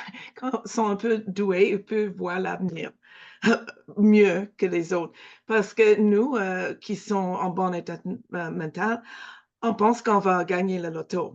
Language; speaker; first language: French; non-native, fluent; English